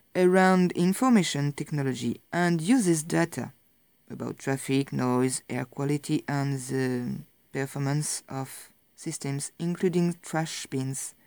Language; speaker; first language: English; non-native, fluent; French